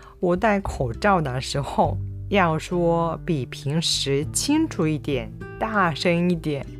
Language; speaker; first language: Chinese; non-native, fluent; Japanese